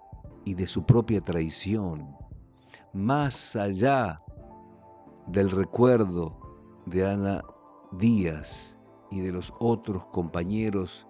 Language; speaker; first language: Spanish; native; Spanish